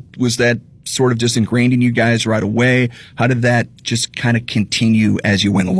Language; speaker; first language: English; native; English